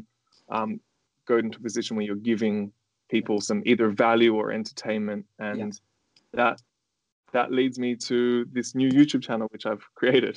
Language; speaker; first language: English; native; English